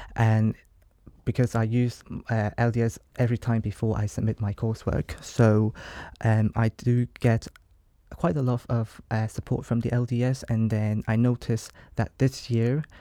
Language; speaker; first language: English; non-native, local second language; Cantonese